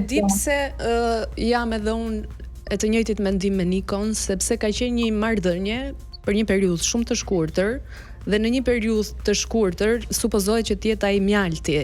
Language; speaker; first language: Albanian; native; Albanian